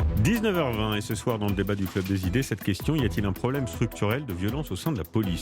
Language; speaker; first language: French; native; French